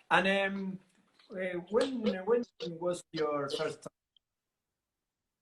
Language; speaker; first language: English; non-native, learner; Italian